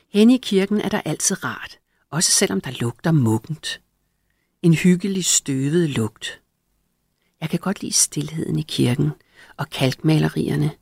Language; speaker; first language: Danish; native; Danish